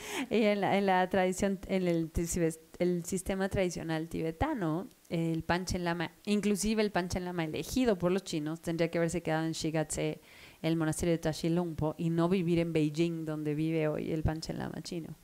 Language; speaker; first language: Spanish; native; Spanish